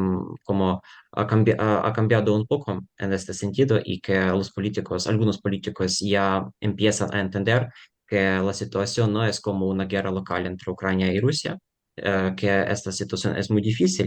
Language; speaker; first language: Spanish; non-native, fluent; Ukrainian